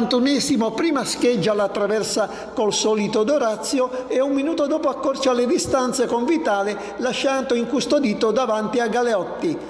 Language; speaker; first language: Italian; native; Italian